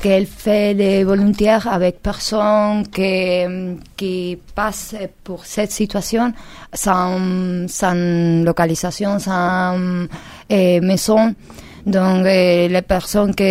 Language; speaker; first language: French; non-native, learner; Spanish